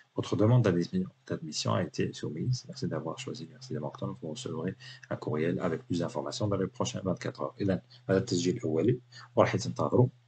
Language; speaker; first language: French; non-native, local second language; Arabic